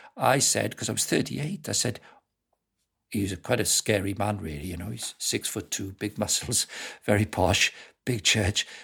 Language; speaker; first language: English; native; English